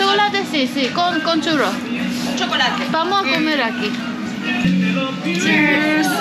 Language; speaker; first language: Spanish; non-native, learner; Korean